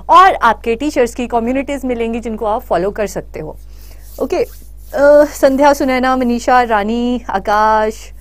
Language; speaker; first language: Hindi; native; Hindi